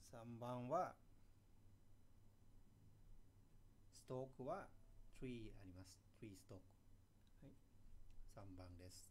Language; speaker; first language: Japanese; non-native, fluent; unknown